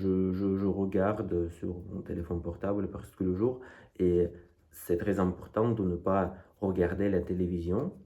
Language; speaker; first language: French; non-native, fluent; Russian